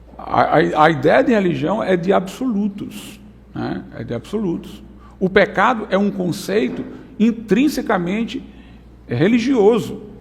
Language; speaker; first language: Portuguese; native; Portuguese